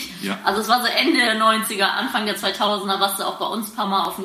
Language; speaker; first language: German; native; German